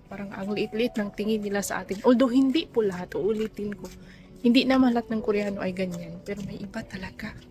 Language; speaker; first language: Filipino; non-native, local second language; Cebuano